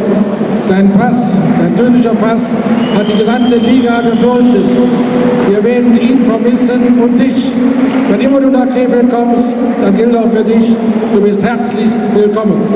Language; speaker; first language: German; native; German